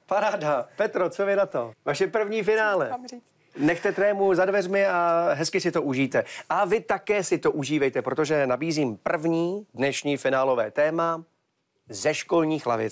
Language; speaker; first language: Czech; native; Czech